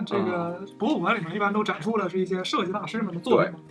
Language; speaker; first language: Chinese; native; Chinese